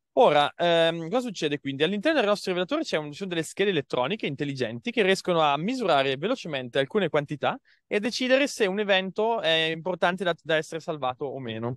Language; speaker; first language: Italian; native; Italian